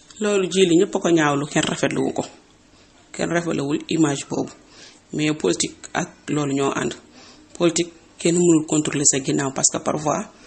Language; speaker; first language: Wolof; native; Wolof